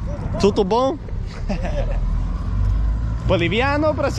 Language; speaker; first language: Portuguese; non-native, learner; English